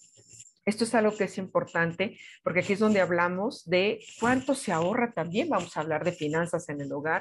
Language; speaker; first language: Spanish; native; Spanish